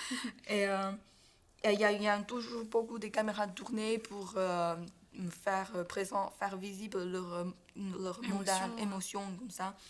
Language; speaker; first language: French; non-native, learner; Chinese